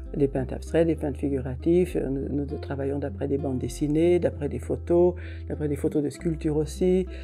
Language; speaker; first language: French; non-native, fluent; Hungarian